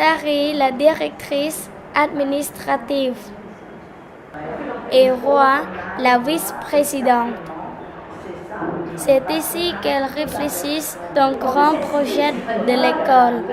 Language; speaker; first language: French; non-native, learner; Khmer